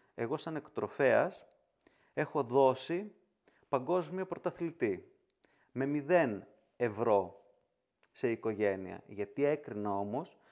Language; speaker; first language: Greek; native; Greek